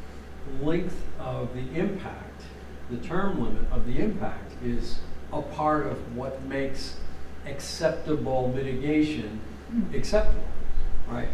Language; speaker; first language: English; native; English